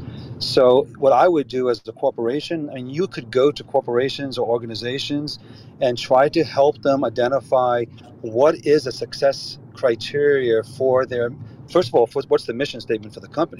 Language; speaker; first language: English; native; English